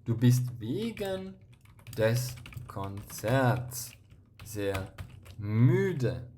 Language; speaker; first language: German; non-native, fluent; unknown